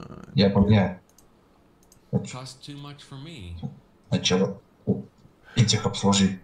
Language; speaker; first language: Russian; native; Russian